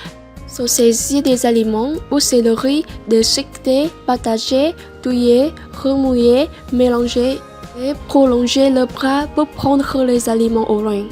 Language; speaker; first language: French; non-native, learner; Vietnamese